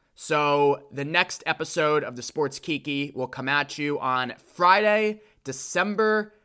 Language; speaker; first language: English; native; English